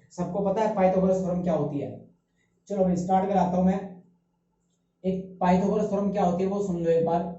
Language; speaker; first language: Hindi; native; Hindi